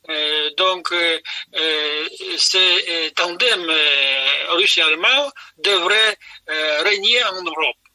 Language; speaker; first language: French; non-native, fluent; Polish